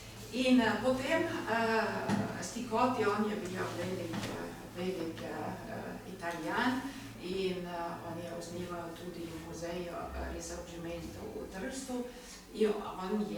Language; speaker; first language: Slovenian; non-native, learner; German